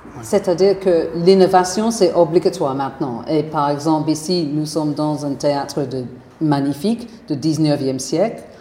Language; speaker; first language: French; non-native, fluent; English